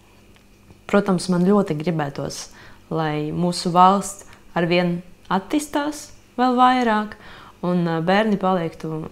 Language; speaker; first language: Latvian; non-native, local second language; Russian